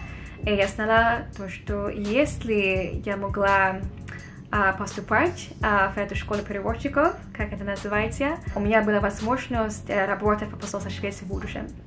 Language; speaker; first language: Russian; non-native, fluent; Swedish